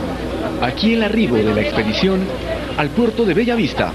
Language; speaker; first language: Spanish; native; Spanish